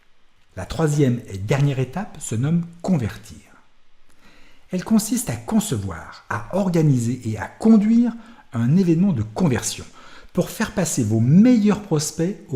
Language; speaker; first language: French; native; French